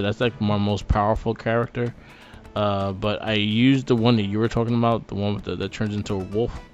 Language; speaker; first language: English; native; English